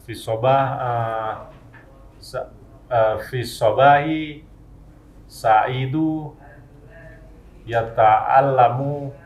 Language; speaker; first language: Arabic; non-native, learner; Indonesian